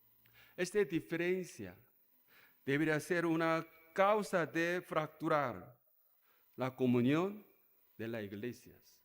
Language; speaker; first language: Spanish; non-native, learner; Korean